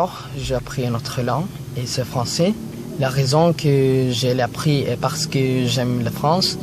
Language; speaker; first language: French; non-native, learner; Filipino